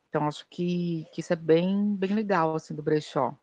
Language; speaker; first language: Portuguese; native; Portuguese